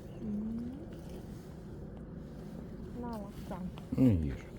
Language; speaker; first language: German; non-native, learner; Thai